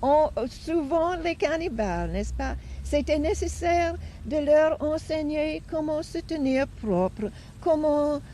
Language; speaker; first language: French; non-native, fluent; English